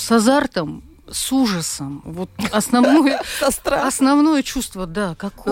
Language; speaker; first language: Russian; native; Russian